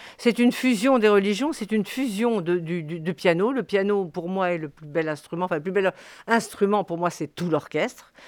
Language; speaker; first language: French; native; French